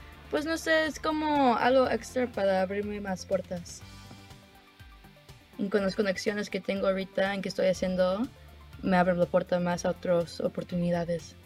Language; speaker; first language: Spanish; early bilingual, heritage; Spanish